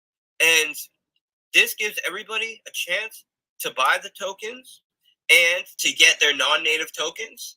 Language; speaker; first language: English; native; English